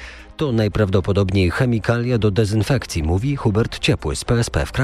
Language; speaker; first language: Polish; native; Polish